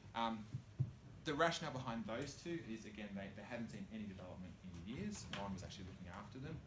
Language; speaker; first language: English; native; English